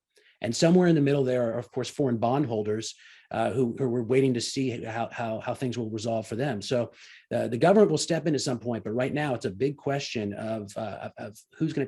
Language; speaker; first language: English; native; English